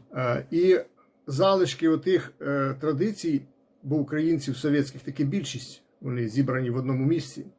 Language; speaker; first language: Ukrainian; non-native, local second language; Russian